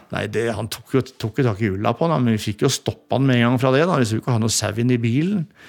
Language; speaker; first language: Norwegian; native; Norwegian